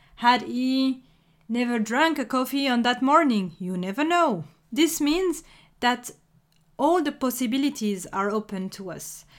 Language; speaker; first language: English; non-native, fluent; French